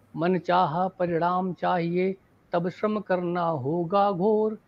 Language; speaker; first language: Hindi; native; Hindi